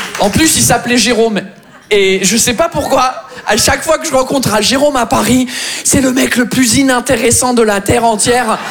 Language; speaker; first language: French; non-native, fluent; English